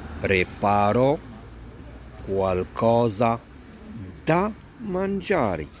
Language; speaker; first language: Italian; non-native, fluent; Arabic